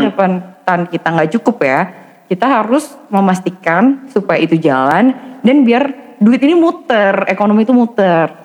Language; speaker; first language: Indonesian; native; Indonesian